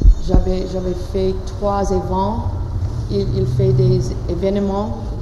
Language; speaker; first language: French; non-native, learner; English